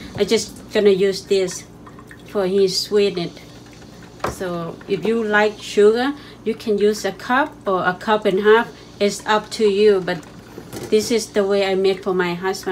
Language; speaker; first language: English; non-native, learner; Thai